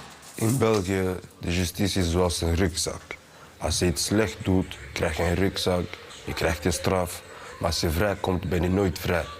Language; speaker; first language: Dutch; early bilingual, other home language; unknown